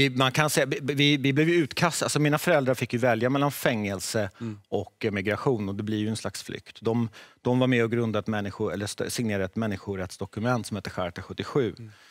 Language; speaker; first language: Swedish; early bilingual, other home language; Czech